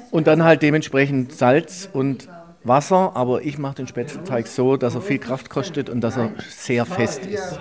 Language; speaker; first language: German; native; German